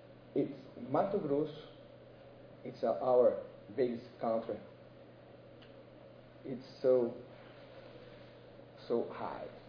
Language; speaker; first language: English; non-native, learner; Portuguese